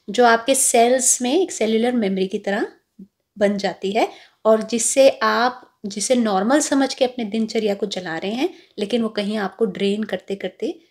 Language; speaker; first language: Hindi; native; Hindi